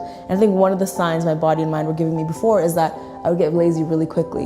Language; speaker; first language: English; native; English